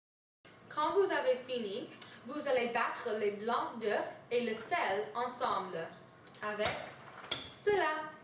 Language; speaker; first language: French; non-native, learner; English